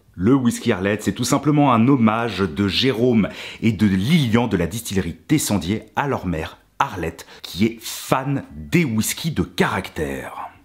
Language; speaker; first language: French; native; French